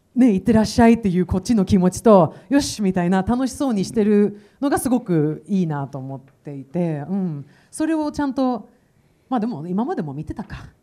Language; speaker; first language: Japanese; early bilingual, heritage; Swedish